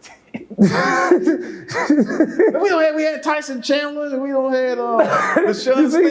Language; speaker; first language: English; native; English